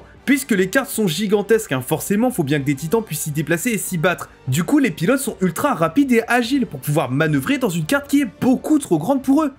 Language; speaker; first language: French; native; French